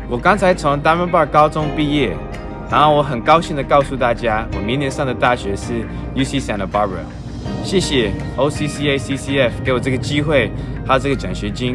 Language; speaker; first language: Chinese; early bilingual, heritage; English